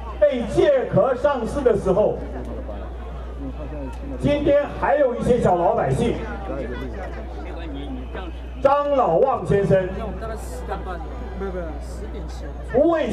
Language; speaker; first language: Chinese; native; Chinese